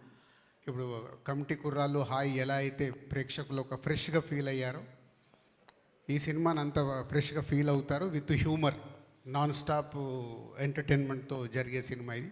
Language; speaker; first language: Telugu; native; Telugu